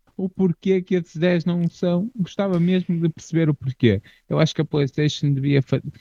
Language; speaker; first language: Portuguese; native; Portuguese